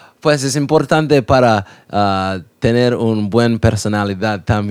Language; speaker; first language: Spanish; non-native, learner; English